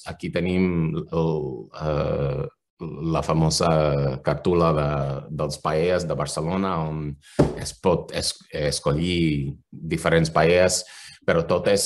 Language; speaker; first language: Catalan; non-native, fluent; English